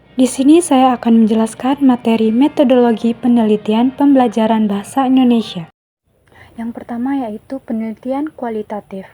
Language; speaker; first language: Indonesian; native; Indonesian